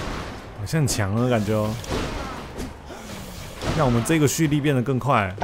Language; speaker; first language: Chinese; native; Chinese